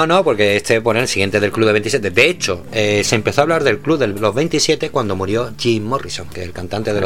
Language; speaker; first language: Spanish; native; Spanish